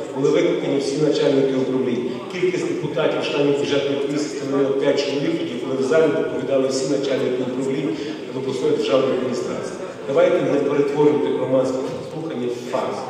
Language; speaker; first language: Ukrainian; native; Ukrainian